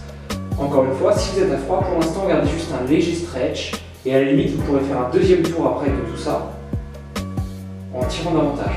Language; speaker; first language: French; native; French